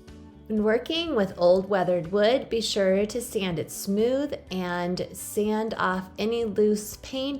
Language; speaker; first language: English; native; English